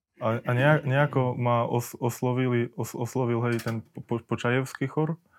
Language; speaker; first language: Slovak; native; Slovak